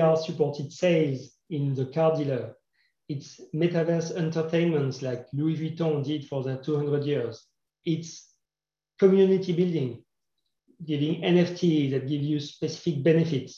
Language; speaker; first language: English; non-native, fluent; French